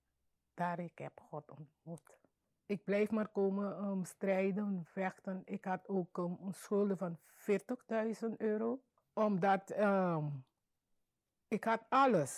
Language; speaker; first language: Dutch; non-native, local second language; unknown